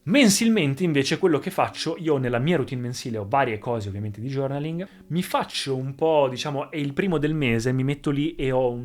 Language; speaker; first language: Italian; native; Italian